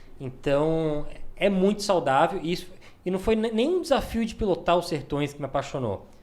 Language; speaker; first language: Portuguese; early bilingual, other home language; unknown